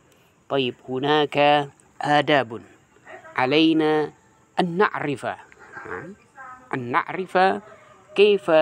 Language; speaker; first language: Arabic; non-native, fluent; Indonesian